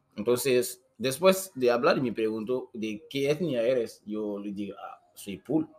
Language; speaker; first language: Spanish; non-native, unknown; Susu